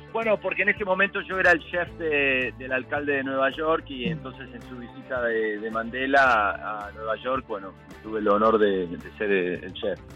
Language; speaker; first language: Spanish; native; Spanish